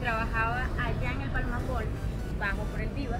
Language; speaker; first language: Spanish; native; Spanish